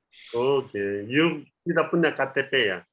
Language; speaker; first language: Indonesian; non-native, learner; Korean